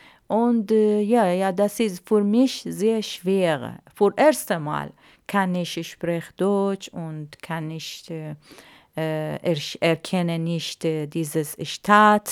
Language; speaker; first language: German; non-native, learner; Arabic